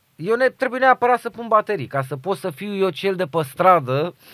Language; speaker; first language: Romanian; native; Romanian